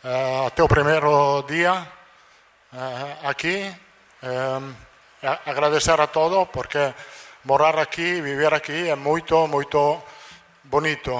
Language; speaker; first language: Portuguese; non-native, learner; Italian